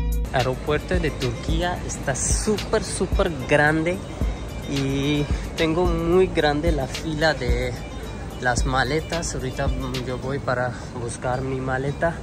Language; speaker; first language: Spanish; non-native, learner; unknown